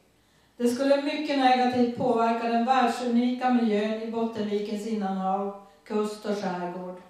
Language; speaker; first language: Swedish; native; Swedish